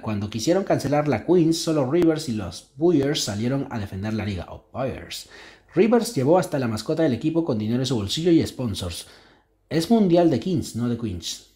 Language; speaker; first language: Spanish; native; Spanish